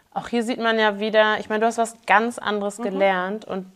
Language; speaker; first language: German; native; German